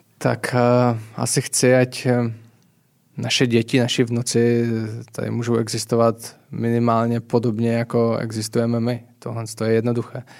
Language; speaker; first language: Czech; native; Czech